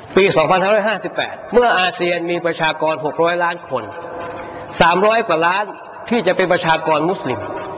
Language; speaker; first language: Thai; non-native, local second language; Pattani Malay